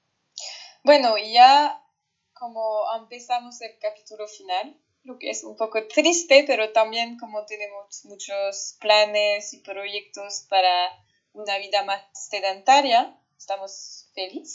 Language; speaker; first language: Spanish; non-native, fluent; French